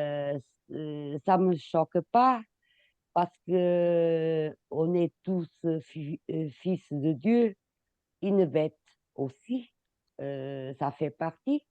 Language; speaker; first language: French; non-native, fluent; Portuguese